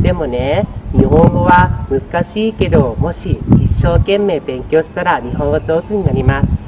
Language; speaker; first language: Japanese; non-native, learner; Thai